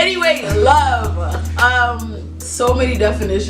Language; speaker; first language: English; native; English